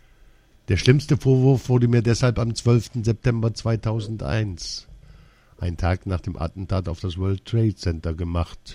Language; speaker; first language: German; early bilingual, other home language; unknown